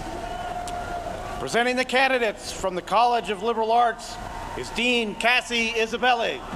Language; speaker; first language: English; native; English